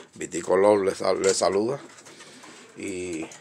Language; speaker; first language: Spanish; native; Spanish